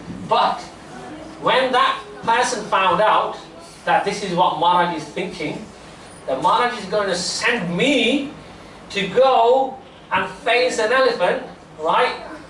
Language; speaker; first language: English; early bilingual, other home language; Punjabi